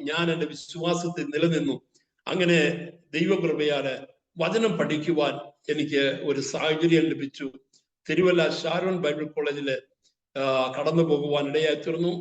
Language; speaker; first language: Malayalam; native; Malayalam